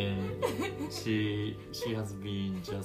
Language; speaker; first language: English; non-native, learner; Japanese